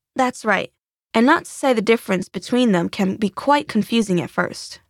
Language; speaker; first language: English; non-native, fluent; Swedish